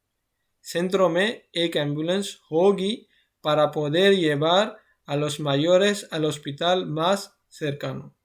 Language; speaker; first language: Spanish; non-native, fluent; Urdu